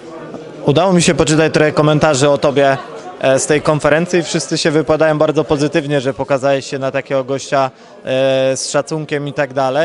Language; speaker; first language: Polish; native; Polish